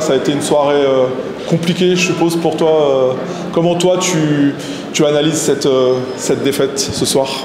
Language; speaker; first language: French; native; French